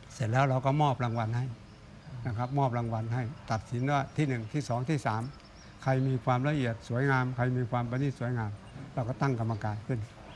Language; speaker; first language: Thai; non-native, local second language; Northeastern Thai